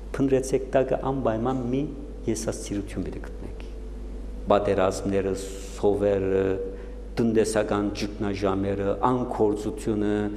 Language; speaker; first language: Armenian; native; Armenian